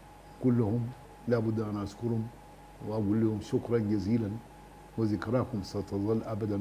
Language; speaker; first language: Arabic; native; Arabic